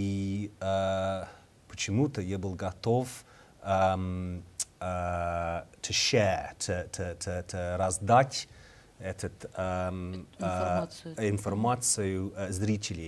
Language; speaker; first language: Russian; non-native, fluent; English